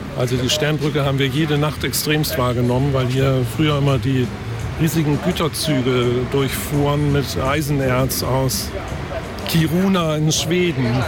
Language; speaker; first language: German; native; German